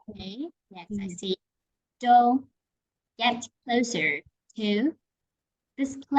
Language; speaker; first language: English; non-native, fluent; Vietnamese